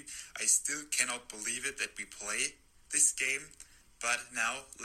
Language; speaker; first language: English; non-native, fluent; German